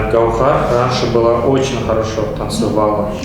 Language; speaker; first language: Russian; non-native, local second language; Kazakh